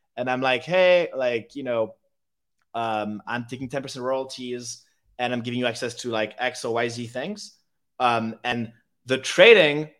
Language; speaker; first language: English; non-native, fluent; French